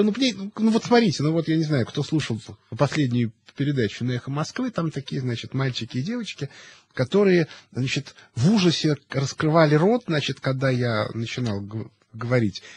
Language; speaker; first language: Russian; native; Russian